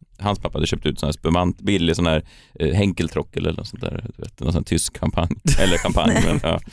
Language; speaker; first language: Swedish; native; Swedish